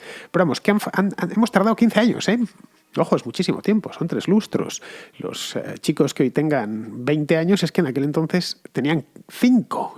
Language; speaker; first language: Spanish; native; Spanish